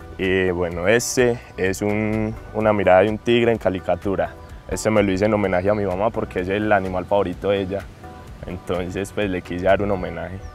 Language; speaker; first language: Spanish; native; Spanish